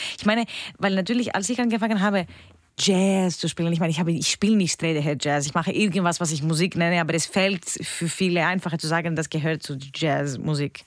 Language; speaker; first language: German; non-native, fluent; Greek